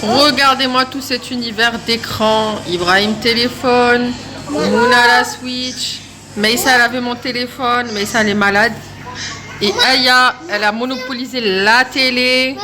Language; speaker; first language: French; native; French